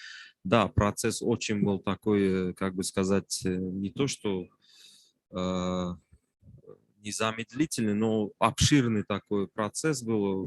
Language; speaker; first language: Russian; non-native, local second language; Tajik